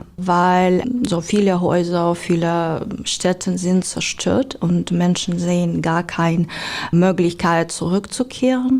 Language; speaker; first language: German; non-native, learner; Ukrainian